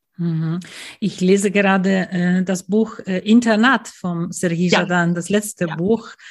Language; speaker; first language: German; native; German